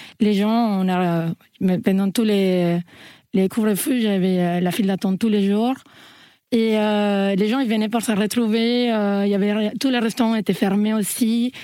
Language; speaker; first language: French; non-native, fluent; Spanish